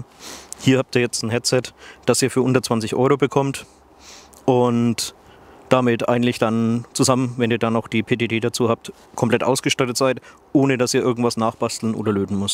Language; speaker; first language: German; native; German